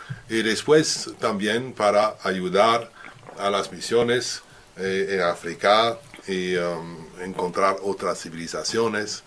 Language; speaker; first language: Spanish; non-native, learner; French